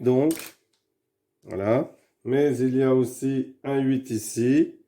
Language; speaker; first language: French; native; French